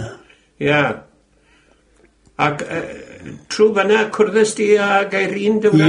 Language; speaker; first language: Welsh; native; Welsh